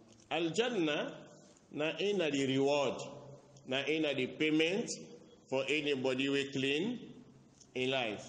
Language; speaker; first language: English; non-native, local second language; Krio